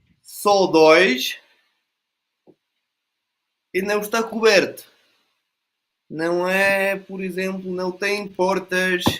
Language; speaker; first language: Portuguese; non-native, fluent; Italian